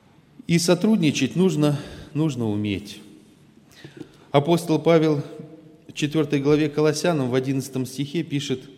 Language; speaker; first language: Russian; native; Russian